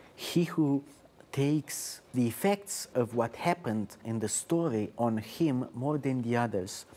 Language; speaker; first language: English; non-native, fluent; Romanian